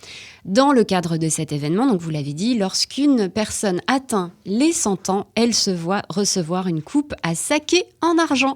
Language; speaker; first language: French; native; French